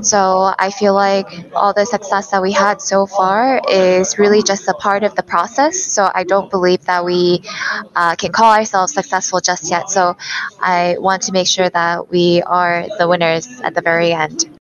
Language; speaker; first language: English; non-native, fluent; Korean